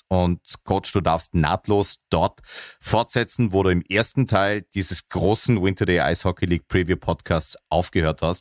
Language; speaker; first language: German; native; German